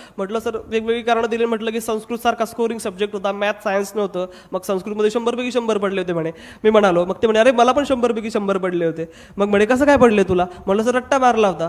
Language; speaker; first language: Marathi; non-native, local second language; Hindi